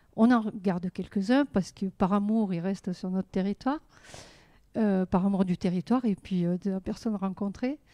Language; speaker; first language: French; native; French